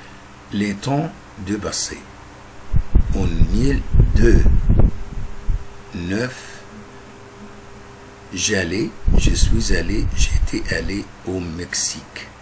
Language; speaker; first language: French; non-native, fluent; Arabic